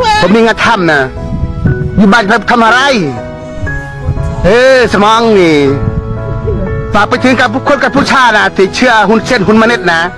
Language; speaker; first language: Thai; non-native, fluent; Khmer